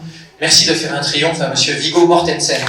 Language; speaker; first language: French; native; French